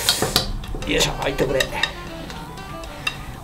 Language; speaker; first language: Japanese; native; Japanese